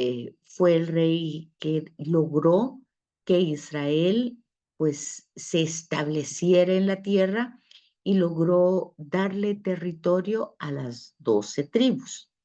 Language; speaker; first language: Spanish; native; Spanish